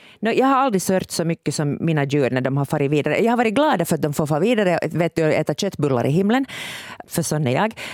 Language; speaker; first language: Swedish; native; Swedish